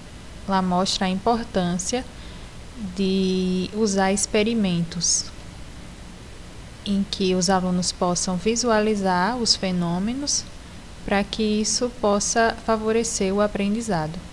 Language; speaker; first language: Portuguese; native; Portuguese